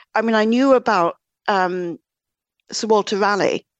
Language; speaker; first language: English; native; English